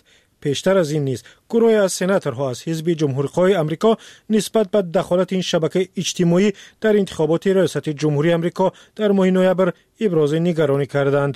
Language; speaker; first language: Persian; native; Persian